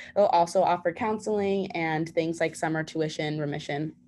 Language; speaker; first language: English; native; English